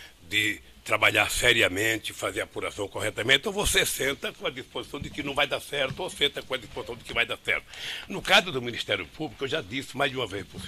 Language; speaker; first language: Portuguese; native; Portuguese